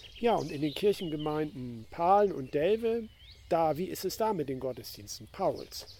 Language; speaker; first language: German; native; German